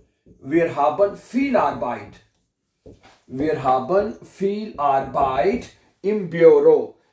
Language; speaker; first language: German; non-native, learner; Urdu